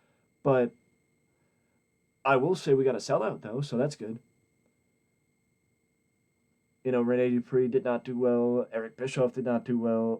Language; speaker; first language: English; native; English